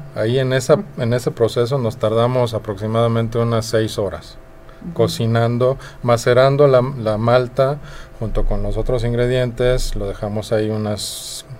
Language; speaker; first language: Spanish; native; Spanish